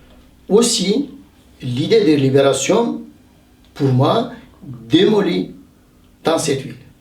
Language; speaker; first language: French; non-native, learner; Turkish